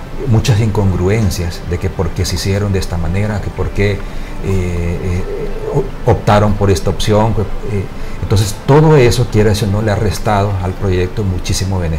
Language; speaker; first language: Spanish; native; Spanish